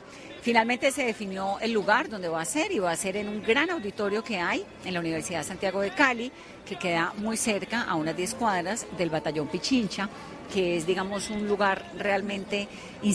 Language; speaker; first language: Spanish; native; Spanish